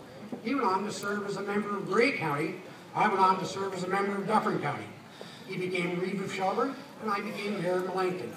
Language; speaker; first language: English; native; English